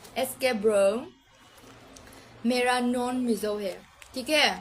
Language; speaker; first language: Hindi; non-native, learner; Mizo